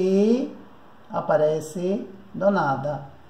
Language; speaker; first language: Portuguese; non-native, fluent; Persian